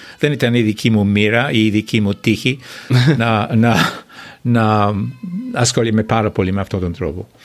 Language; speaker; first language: Greek; non-native, fluent; English